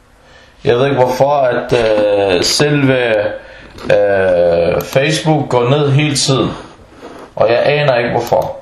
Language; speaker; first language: Danish; early bilingual, other home language; Arabic